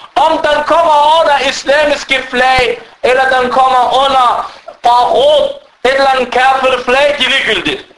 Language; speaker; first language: Danish; non-native, fluent; Arabic